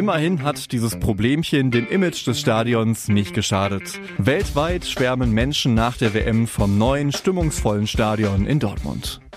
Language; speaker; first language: German; native; German